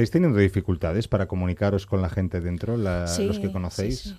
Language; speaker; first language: Spanish; native; Spanish